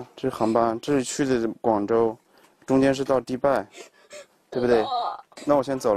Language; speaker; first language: Chinese; native; Chinese